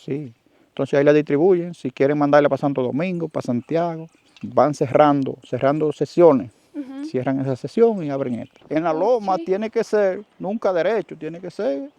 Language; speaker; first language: Spanish; native; Spanish